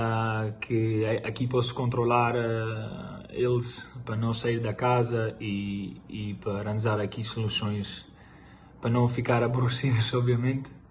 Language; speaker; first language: Portuguese; non-native, fluent; Greek